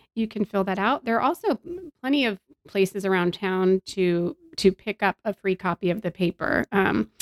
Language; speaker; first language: English; native; English